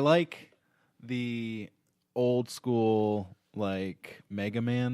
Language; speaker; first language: English; native; English